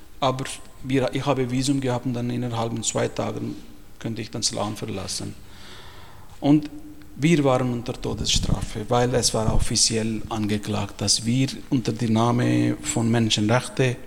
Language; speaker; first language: German; non-native, fluent; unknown